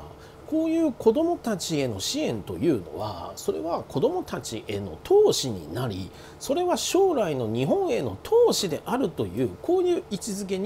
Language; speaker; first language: Japanese; native; Japanese